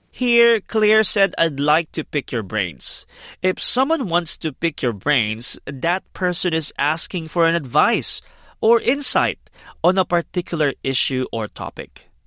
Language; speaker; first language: English; non-native, fluent; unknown